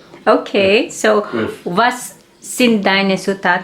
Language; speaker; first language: German; non-native, learner; Filipino